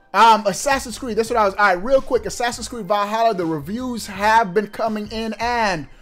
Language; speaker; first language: English; native; English